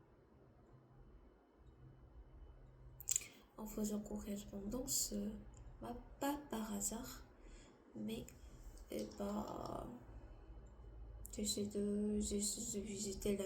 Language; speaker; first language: French; non-native, learner; Korean